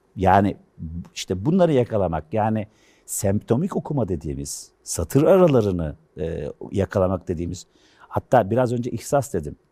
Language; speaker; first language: Turkish; native; Turkish